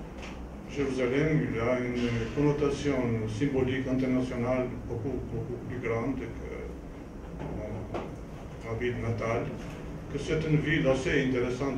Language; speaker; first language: French; non-native, fluent; Albanian